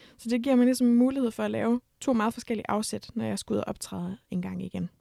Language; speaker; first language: Danish; native; Danish